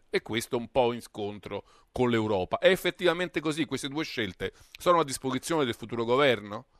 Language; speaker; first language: Italian; native; Italian